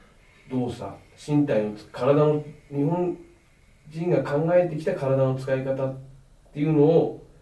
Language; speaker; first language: Japanese; native; Japanese